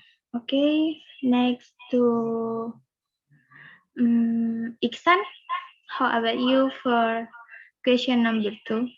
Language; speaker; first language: English; non-native, learner; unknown